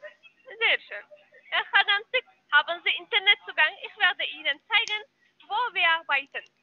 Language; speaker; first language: German; non-native, learner; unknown